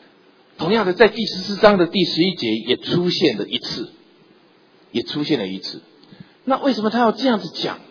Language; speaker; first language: Chinese; native; Chinese